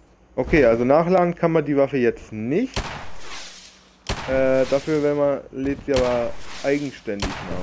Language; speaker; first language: German; native; German